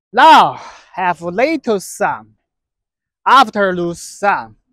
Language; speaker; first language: English; non-native, learner; Chinese